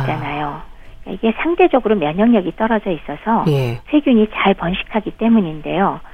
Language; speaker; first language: Korean; native; Korean